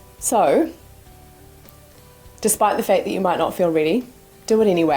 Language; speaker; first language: English; native; English